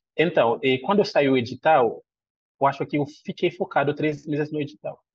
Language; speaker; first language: Portuguese; non-native, fluent; Haitian Creole